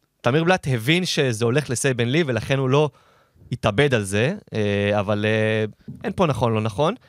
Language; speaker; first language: Hebrew; native; Hebrew